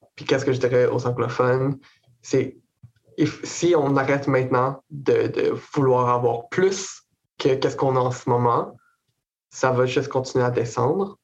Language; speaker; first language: French; native; French